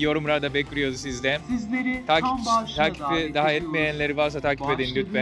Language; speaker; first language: Turkish; non-native, fluent; Japanese